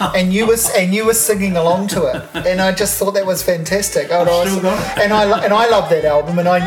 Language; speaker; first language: English; native; English